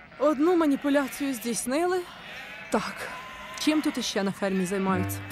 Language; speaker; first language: Ukrainian; native; Ukrainian